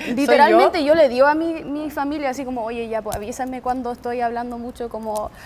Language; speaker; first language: Spanish; early bilingual, heritage; Spanish